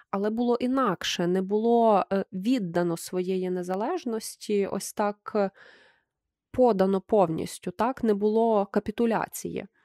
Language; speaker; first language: Ukrainian; native; Ukrainian